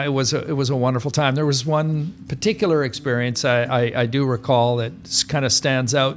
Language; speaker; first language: English; native; English